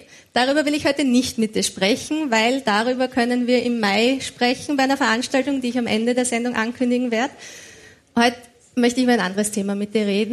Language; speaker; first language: German; native; German